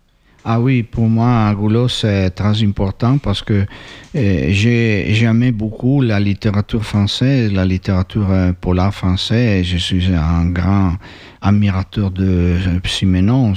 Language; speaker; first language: French; non-native, fluent; Italian